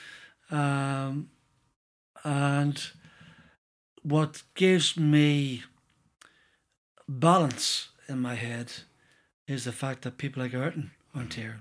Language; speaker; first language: English; native; English